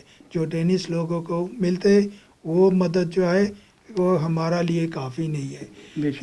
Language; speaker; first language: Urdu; non-native, fluent; Bangla